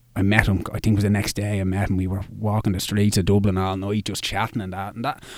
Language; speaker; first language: English; native; English